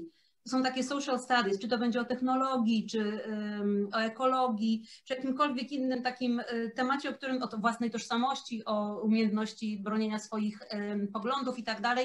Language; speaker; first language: Polish; native; Polish